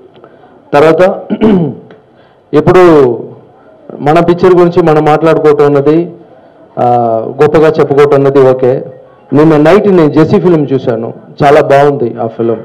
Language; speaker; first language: Telugu; non-native, local second language; Tamil